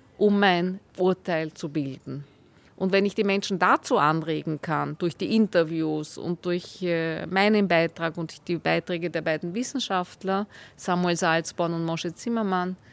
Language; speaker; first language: German; native; German